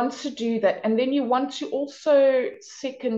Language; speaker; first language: English; native; English